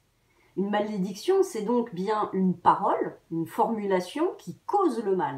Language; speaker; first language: French; native; French